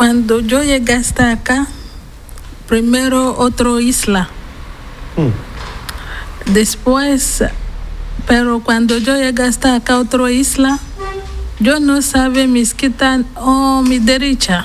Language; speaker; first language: Spanish; non-native, learner; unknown